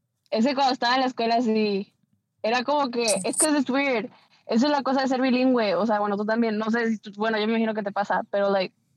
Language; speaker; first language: Spanish; early bilingual, heritage; Spanish